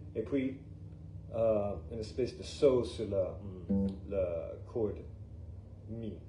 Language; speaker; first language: French; non-native, fluent; English